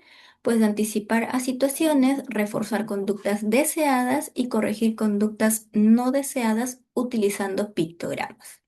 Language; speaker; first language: Spanish; native; Spanish